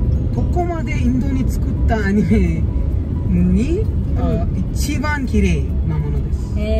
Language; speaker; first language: Japanese; non-native, learner; Tamil